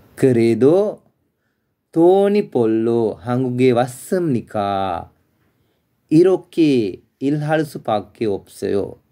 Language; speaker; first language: Korean; non-native, learner; Sinhala